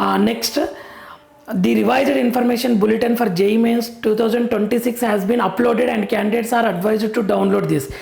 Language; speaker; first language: English; non-native, local second language; Telugu